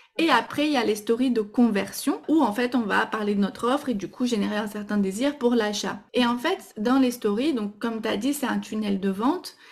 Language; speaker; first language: French; non-native, fluent; Portuguese